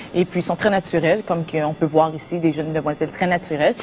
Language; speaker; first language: French; native; French